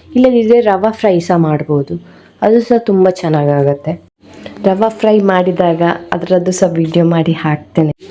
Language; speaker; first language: Kannada; non-native, local second language; Tulu